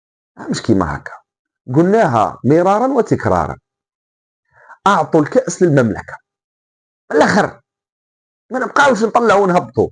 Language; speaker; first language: Arabic; native; Arabic